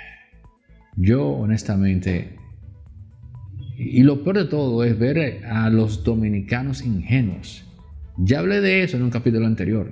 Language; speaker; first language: Spanish; native; Spanish